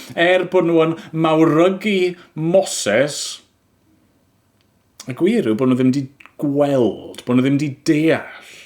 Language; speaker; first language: Welsh; native; Welsh